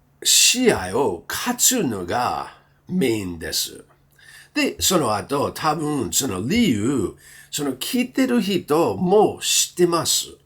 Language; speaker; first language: Japanese; non-native, learner; English